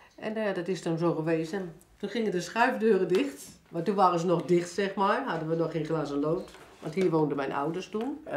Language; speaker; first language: Dutch; native; Dutch